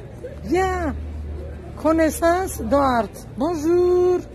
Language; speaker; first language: French; non-native, learner; Romanian